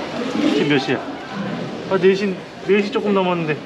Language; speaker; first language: Korean; native; Korean